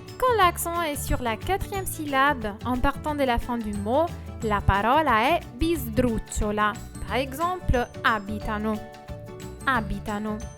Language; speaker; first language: French; non-native, fluent; Italian